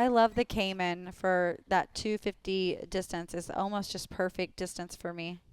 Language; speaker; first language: English; native; English